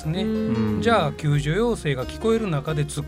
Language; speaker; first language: Japanese; native; Japanese